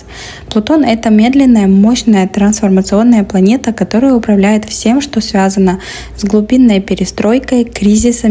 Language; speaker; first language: Russian; native; Russian